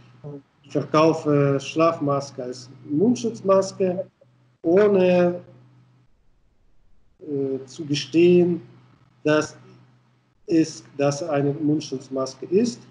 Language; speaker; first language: German; non-native, fluent; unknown